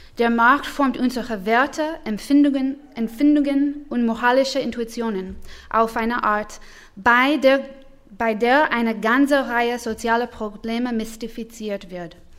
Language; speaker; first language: German; non-native, learner; English